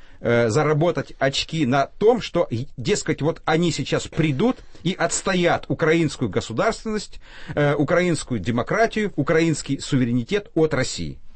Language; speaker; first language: Russian; native; Russian